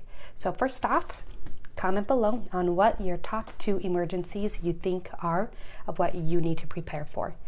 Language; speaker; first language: English; native; English